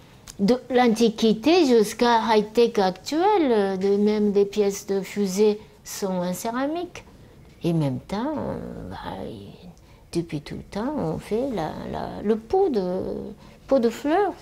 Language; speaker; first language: French; non-native, fluent; Japanese